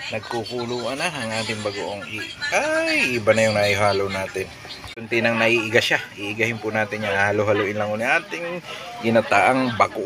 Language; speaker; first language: Filipino; native; Filipino